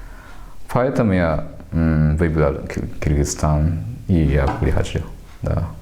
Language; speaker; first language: Russian; non-native, learner; Japanese